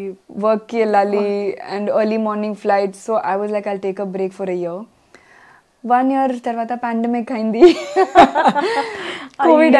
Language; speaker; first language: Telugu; non-native, learner; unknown